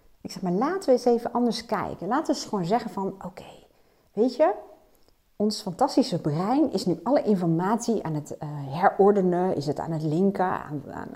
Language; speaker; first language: Dutch; native; Dutch